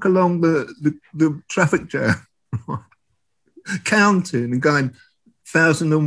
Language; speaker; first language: English; native; English